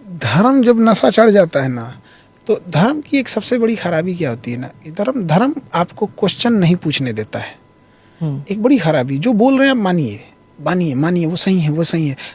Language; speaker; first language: Hindi; native; Hindi